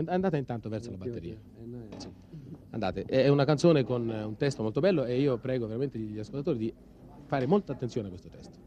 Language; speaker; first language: Italian; native; Italian